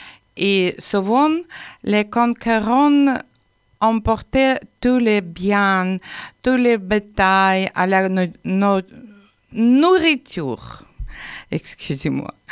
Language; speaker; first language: French; non-native, learner; Ukrainian